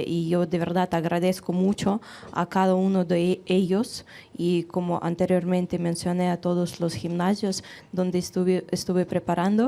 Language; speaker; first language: Spanish; non-native, fluent; Russian